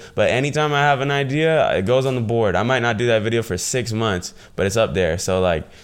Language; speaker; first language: English; native; English